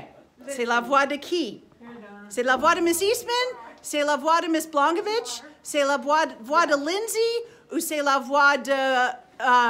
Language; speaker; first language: French; non-native, fluent; English